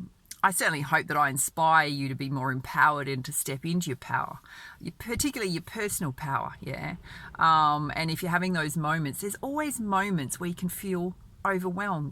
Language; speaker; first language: English; native; English